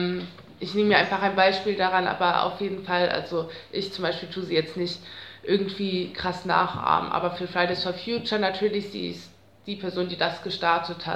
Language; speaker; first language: German; native; German